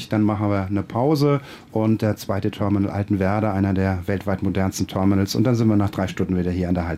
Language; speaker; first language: German; native; German